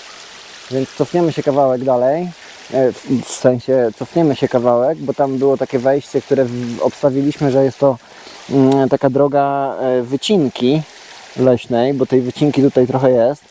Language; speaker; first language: Polish; native; Polish